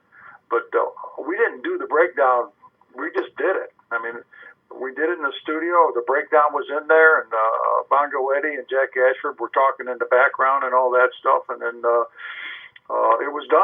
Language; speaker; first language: English; native; English